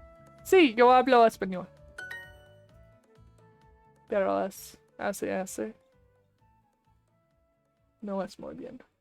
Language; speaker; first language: Spanish; non-native, learner; English